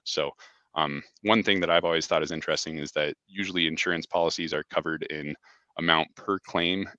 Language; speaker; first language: English; native; English